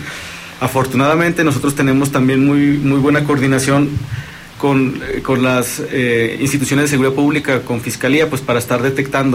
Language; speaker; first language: Spanish; native; Spanish